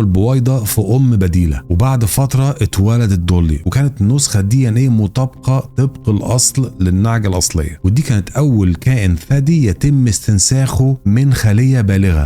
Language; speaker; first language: Arabic; native; Arabic